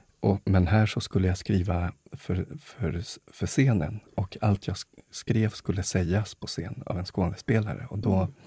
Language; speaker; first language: Swedish; early bilingual, other home language; Spanish